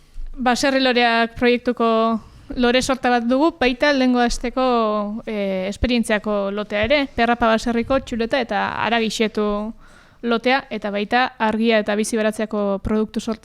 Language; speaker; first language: Basque; native; Basque